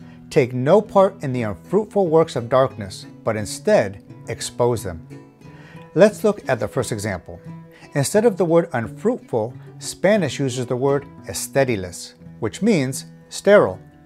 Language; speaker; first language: English; early bilingual, other home language; Spanish